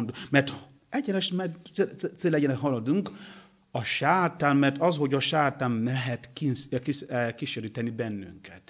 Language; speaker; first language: Hungarian; non-native, learner; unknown